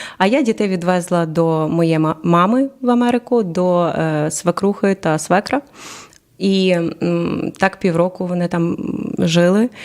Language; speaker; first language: Ukrainian; native; Ukrainian